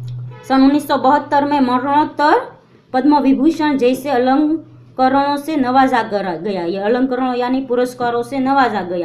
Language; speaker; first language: Hindi; non-native, local second language; Gujarati